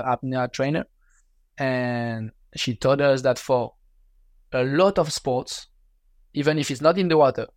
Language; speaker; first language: English; non-native, learner; French